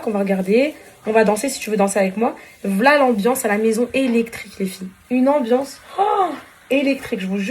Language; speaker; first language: French; native; French